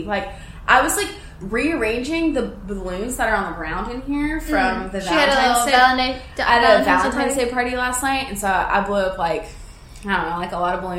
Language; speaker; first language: English; native; English